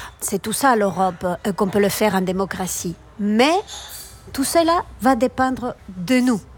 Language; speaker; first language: French; non-native, fluent; Spanish